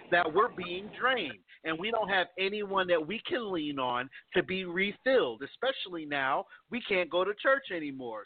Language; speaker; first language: English; native; English